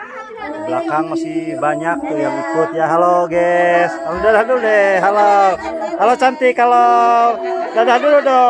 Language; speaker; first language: Indonesian; non-native, local second language; Sundanese